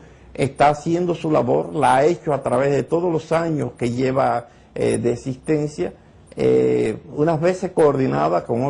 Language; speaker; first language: Spanish; native; Spanish